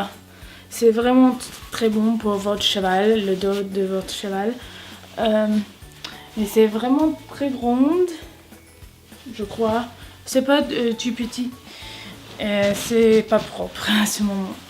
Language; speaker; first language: French; non-native, learner; English